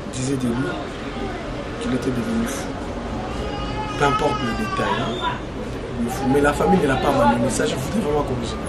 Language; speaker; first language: French; non-native, local second language; Kongo